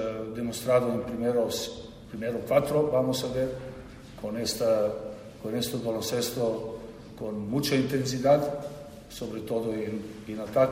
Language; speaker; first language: Spanish; non-native, learner; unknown